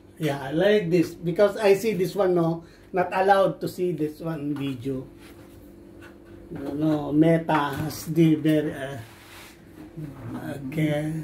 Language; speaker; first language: English; non-native, learner; Filipino